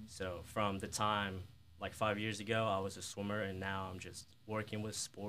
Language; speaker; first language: English; non-native, fluent; Ukrainian